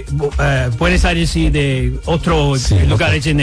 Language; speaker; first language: Spanish; non-native, learner; English